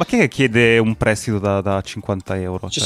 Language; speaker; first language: Italian; native; Italian